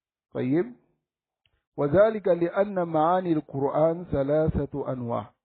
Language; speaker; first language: Arabic; non-native, fluent; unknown